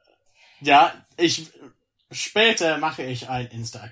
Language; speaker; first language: German; non-native, learner; English